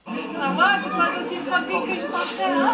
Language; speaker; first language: French; non-native, learner; English